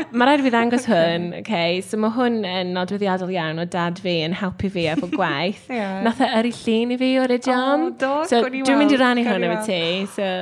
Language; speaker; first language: Welsh; non-native, local second language; Spanish